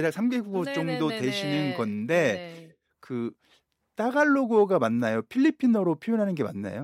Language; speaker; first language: Korean; native; Korean